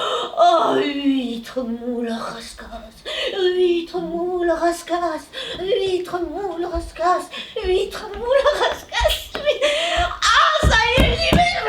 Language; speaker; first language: French; native; French